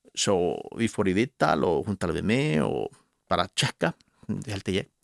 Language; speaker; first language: Icelandic; non-native, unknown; Spanish